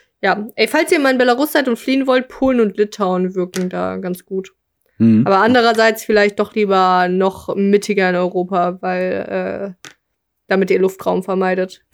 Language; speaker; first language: German; native; German